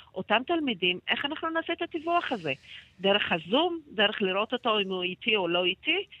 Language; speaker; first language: Hebrew; non-native, local second language; Arabic